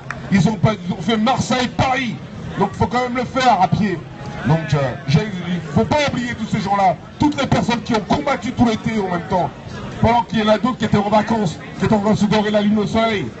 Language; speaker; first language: French; native; French